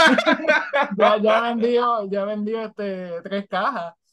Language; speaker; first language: Spanish; native; Spanish